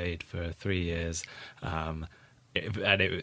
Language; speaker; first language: English; native; English